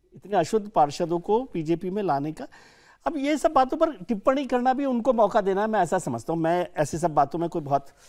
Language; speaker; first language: Hindi; native; Hindi